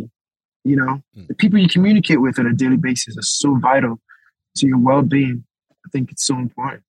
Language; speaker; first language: English; non-native, local second language; Yoruba